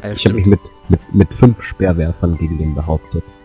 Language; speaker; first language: German; native; German